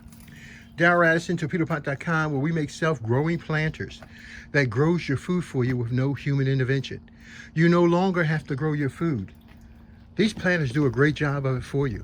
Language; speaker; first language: English; native; English